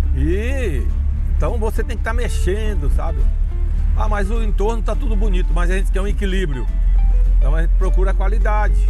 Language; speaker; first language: Portuguese; native; Portuguese